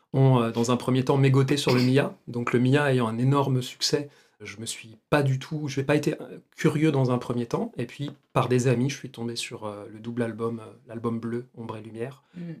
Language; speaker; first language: French; native; French